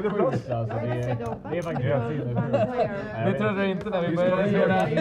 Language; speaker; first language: Swedish; native; Swedish